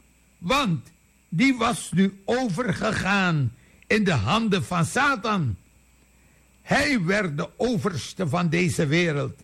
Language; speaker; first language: Dutch; native; Dutch